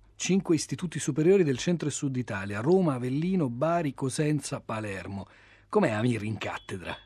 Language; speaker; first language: Italian; native; Italian